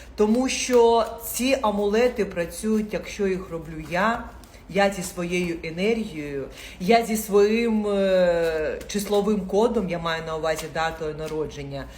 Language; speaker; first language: Ukrainian; non-native, local second language; Russian